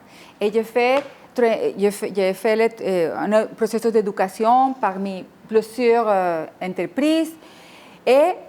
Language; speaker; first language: French; non-native, fluent; Spanish